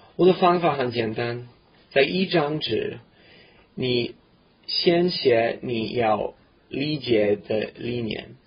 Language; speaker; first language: Chinese; non-native, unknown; English